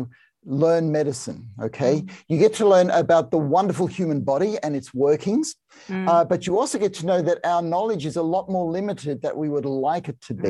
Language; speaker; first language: English; native; English